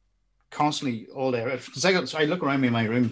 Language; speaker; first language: English; native; English